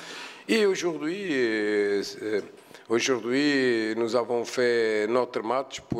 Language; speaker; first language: French; non-native, fluent; Portuguese